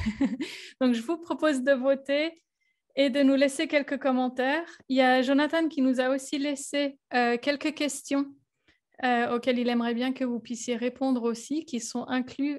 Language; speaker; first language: French; native; French